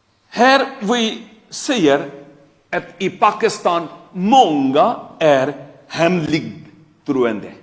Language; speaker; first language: Swedish; non-native, fluent; Urdu